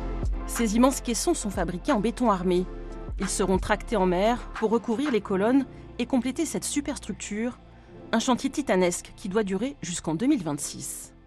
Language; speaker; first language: French; native; French